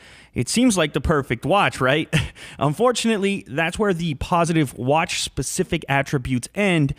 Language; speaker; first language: English; native; English